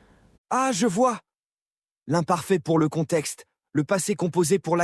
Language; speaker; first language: French; non-native, learner; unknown